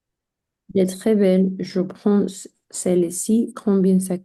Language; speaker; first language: French; non-native, learner; English